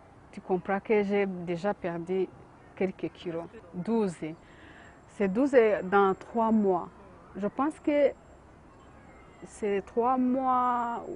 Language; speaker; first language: French; non-native, local second language; Kinyarwanda